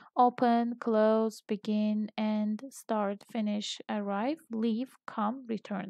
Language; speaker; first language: English; non-native, fluent; Azerbaijani